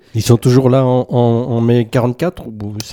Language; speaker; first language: French; native; French